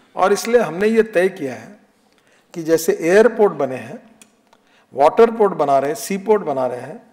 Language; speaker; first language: Hindi; non-native, local second language; Marathi